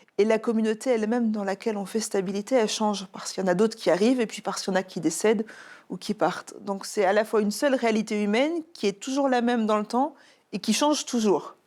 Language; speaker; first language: French; native; French